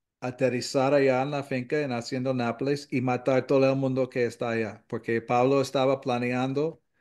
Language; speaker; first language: Spanish; non-native, fluent; English